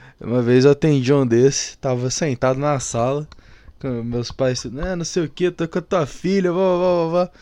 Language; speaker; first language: Portuguese; native; Portuguese